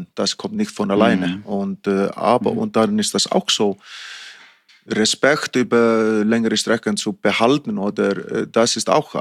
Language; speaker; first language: German; non-native, fluent; Icelandic